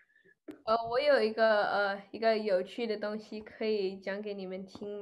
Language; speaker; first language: Chinese; early bilingual, other home language; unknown